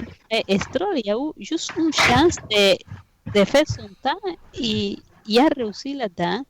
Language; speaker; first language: French; non-native, fluent; Spanish